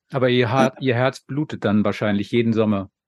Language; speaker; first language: German; native; German